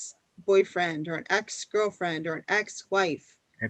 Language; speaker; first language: English; native; English